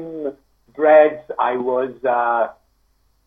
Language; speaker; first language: English; native; English